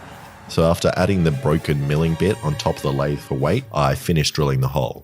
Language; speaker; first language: English; native; English